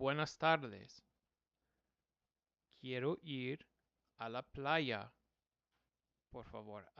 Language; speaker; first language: Spanish; non-native, fluent; English